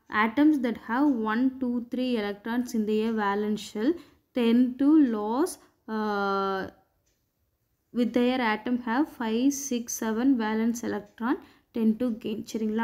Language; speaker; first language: English; non-native, local second language; Tamil